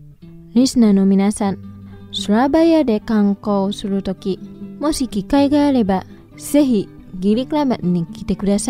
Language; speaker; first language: Japanese; non-native, fluent; Indonesian